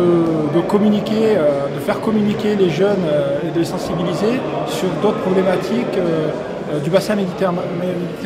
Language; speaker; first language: French; native; French